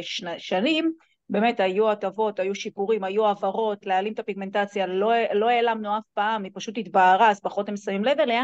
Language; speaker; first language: Hebrew; native; Hebrew